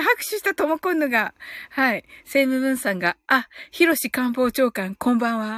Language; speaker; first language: Japanese; native; Japanese